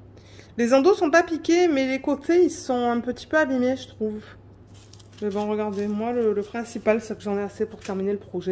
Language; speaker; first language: French; native; French